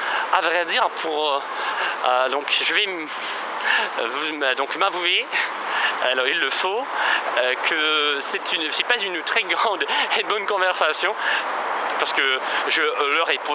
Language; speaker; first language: French; non-native, fluent; Russian